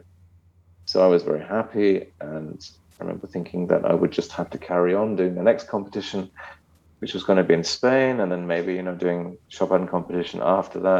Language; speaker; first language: English; native; English